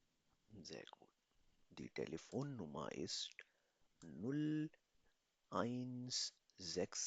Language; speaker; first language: German; non-native, fluent; Urdu